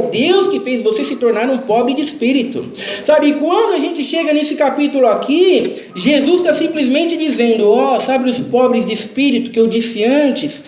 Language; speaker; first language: Portuguese; native; Portuguese